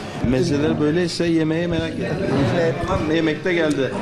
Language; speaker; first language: Turkish; native; Turkish